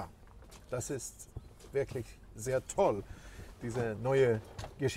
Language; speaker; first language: German; non-native, fluent; Swedish